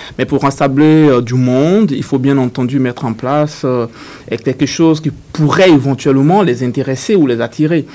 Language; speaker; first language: French; native; French